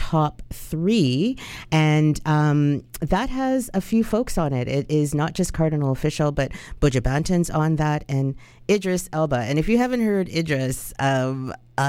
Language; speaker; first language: English; native; English